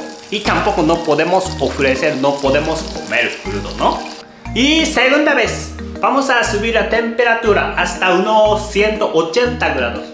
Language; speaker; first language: Spanish; non-native, fluent; Japanese